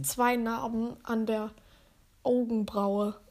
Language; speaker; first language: German; native; German